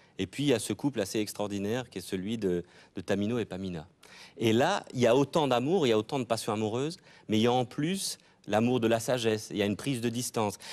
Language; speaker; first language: French; native; French